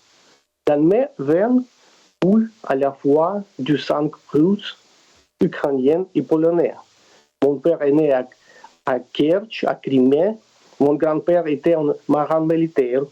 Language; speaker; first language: French; non-native, fluent; Russian